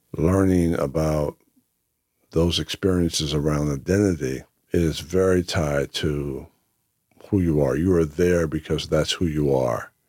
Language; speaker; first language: English; native; English